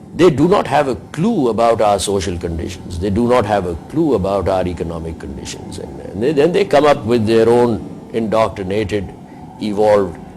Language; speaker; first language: English; non-native, local second language; Urdu